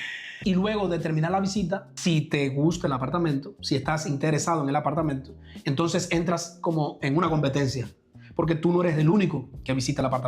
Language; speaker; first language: Spanish; native; Spanish